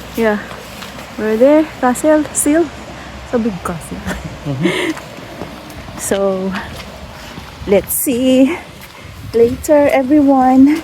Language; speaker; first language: English; non-native, learner; Filipino